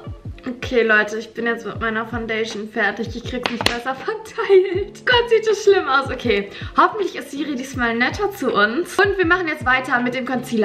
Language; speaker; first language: German; native; German